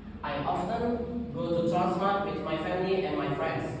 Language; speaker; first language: English; non-native, learner; Indonesian